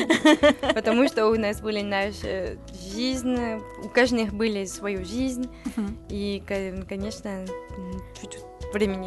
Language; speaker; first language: Russian; non-native, learner; French